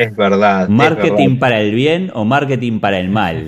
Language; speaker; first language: Spanish; native; Spanish